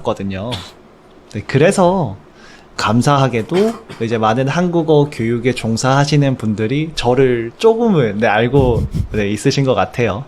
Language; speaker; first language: Korean; native; Korean